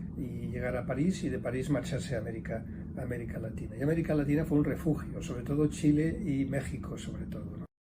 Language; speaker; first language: Spanish; native; Spanish